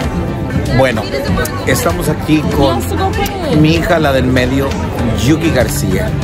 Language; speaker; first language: Spanish; native; Spanish